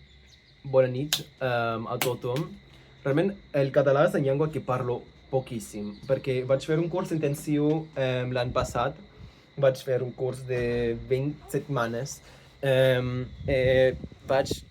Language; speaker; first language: Catalan; non-native, fluent; English